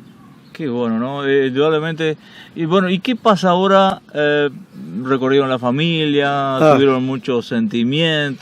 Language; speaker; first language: Spanish; native; Spanish